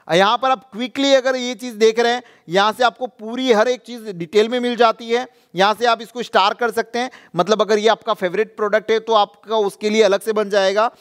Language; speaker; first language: Hindi; non-native, local second language; Gujarati